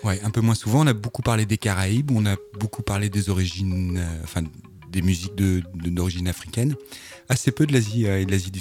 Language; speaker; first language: French; native; French